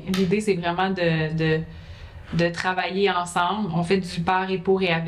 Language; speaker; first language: French; native; French